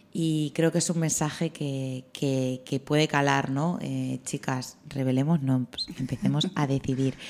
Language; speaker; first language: Spanish; native; Spanish